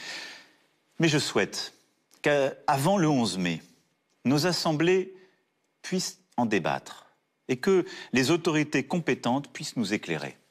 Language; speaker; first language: French; native; French